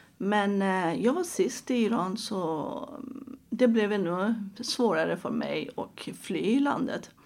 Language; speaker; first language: Swedish; non-native, fluent; Persian